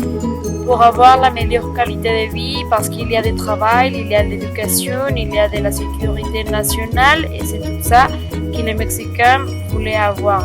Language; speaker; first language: French; non-native, learner; Spanish